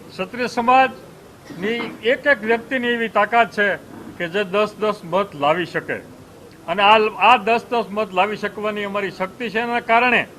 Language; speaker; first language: Gujarati; native; Gujarati